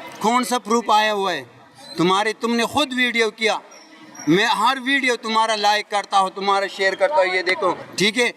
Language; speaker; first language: Urdu; non-native, local second language; Pashto